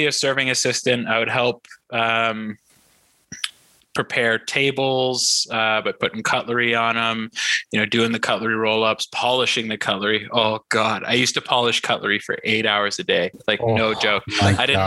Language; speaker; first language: English; native; English